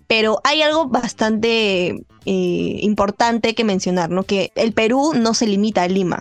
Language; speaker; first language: Spanish; native; Spanish